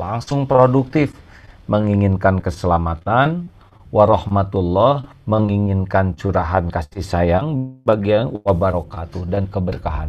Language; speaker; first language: Indonesian; native; Indonesian